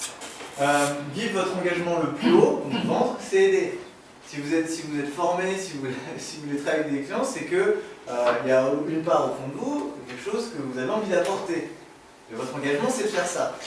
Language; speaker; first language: French; native; French